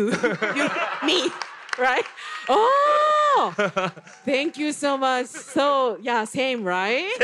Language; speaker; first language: English; non-native, learner; Japanese